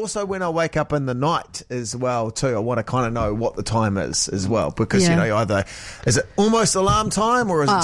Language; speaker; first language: English; native; English